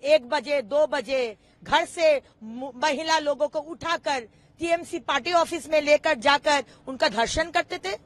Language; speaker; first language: Hindi; non-native, local second language; Bangla